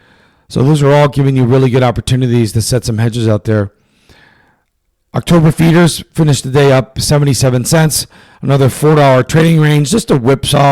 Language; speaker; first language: English; native; English